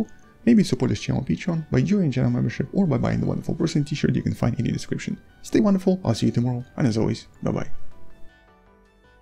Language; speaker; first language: English; non-native, fluent; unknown